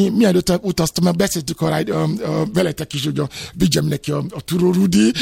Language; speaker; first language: Hungarian; non-native, fluent; Yoruba